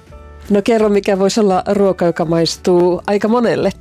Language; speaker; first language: Finnish; native; Finnish